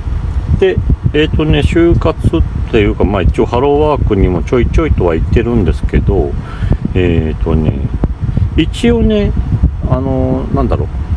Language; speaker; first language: Japanese; native; Japanese